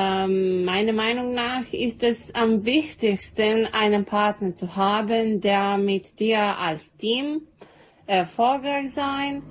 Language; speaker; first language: German; non-native, fluent; Serbian